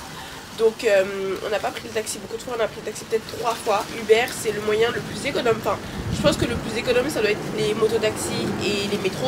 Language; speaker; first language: French; native; French